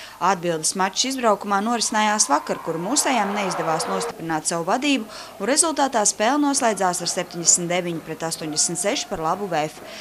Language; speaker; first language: Latvian; native; Latvian